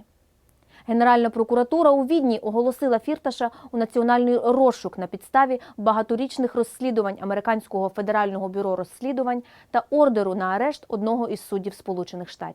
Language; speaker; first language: Ukrainian; native; Ukrainian